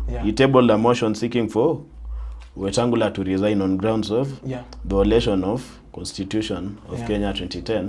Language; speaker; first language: English; non-native, local second language; Swahili